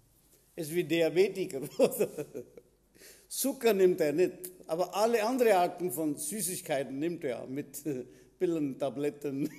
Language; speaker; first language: German; non-native, fluent; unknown